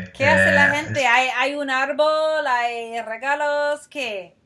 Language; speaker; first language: Spanish; non-native, fluent; English